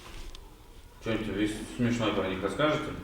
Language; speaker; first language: Russian; native; Russian